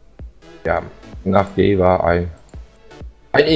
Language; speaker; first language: German; native; German